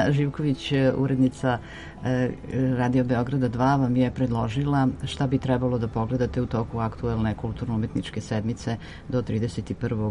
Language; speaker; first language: Serbian; native; Serbian